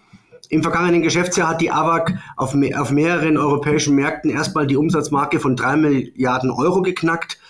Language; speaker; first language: German; native; German